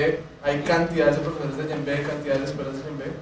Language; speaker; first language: Spanish; native; Spanish